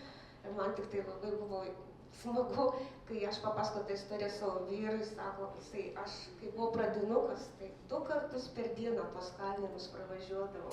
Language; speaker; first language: Lithuanian; native; Lithuanian